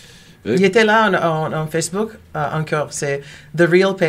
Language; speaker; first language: French; non-native, learner; Portuguese